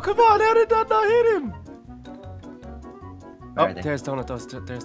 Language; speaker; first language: English; native; English